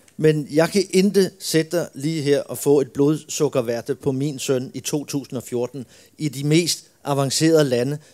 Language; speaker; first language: Swedish; non-native, learner; Danish